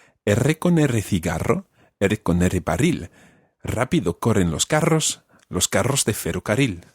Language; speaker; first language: Spanish; non-native, fluent; English